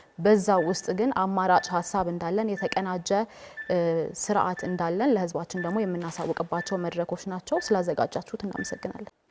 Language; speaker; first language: Amharic; native; Amharic